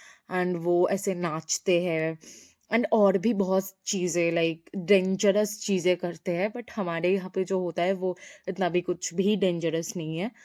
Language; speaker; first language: Hindi; non-native, local second language; Bangla